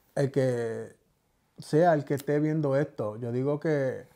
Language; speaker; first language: Spanish; early bilingual, heritage; Spanish